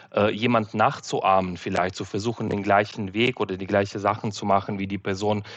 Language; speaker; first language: German; non-native, fluent; Ukrainian